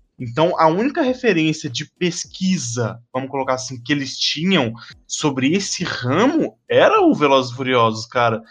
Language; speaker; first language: Portuguese; native; Portuguese